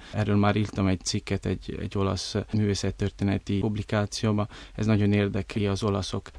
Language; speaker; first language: Hungarian; early bilingual, heritage; Italian